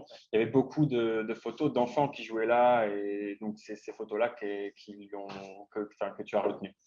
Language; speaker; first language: French; native; French